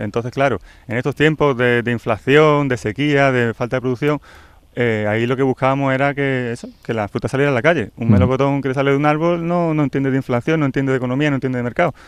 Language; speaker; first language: Spanish; native; Spanish